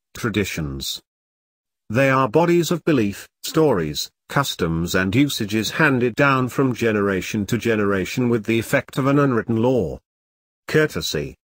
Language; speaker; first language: English; non-native, local second language; Filipino